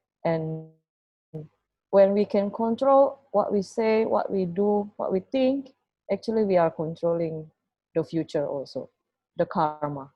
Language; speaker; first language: English; non-native, fluent; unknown